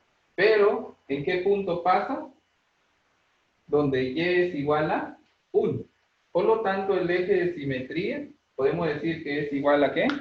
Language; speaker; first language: Spanish; native; Spanish